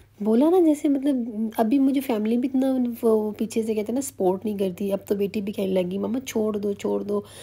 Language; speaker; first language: Urdu; native; Urdu